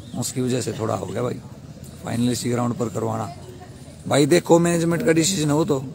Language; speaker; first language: Hindi; native; Hindi